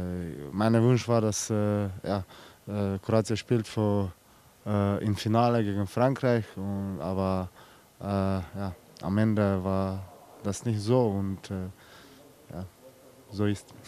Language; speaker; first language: German; non-native, fluent; Slovenian